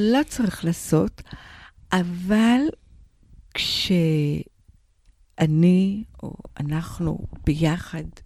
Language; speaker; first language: Hebrew; non-native, fluent; English